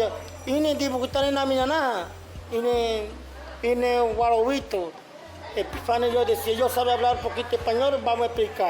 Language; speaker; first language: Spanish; non-native, local second language; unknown